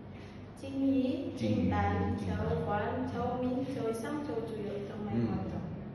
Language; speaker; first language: Cantonese; non-native, learner; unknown